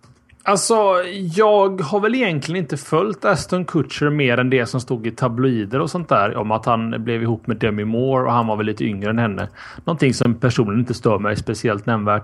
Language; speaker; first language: Swedish; native; Swedish